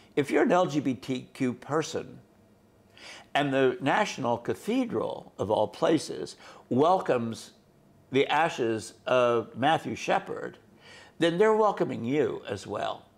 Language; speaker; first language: English; native; English